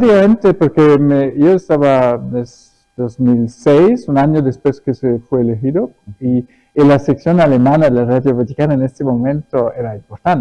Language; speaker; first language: Spanish; early bilingual, other home language; German